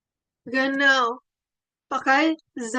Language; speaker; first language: German; non-native, fluent; Indonesian